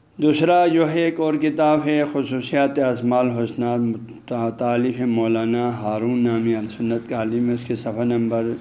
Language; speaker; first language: Urdu; non-native, local second language; Balti